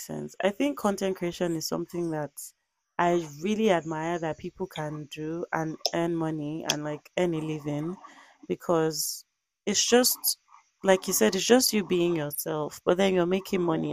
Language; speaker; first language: English; non-native, local second language; Yoruba